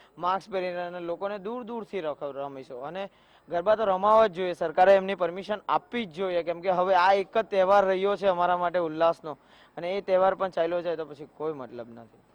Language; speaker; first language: Gujarati; native; Gujarati